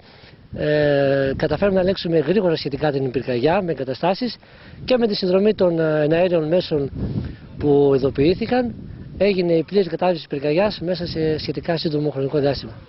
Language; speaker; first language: Greek; native; Greek